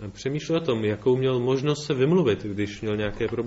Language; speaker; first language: Czech; native; Czech